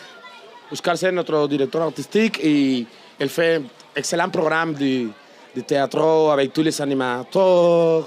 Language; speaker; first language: French; non-native, learner; Spanish